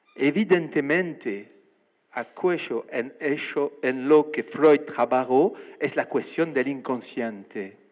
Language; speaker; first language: Spanish; non-native, fluent; French